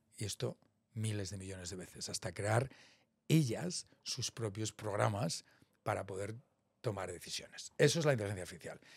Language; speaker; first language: Spanish; native; Spanish